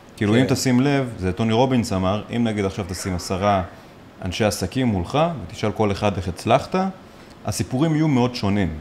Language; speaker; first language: Hebrew; non-native, local second language; Arabic